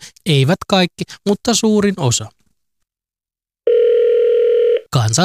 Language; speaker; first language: Finnish; native; Finnish